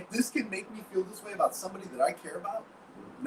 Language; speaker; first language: English; native; English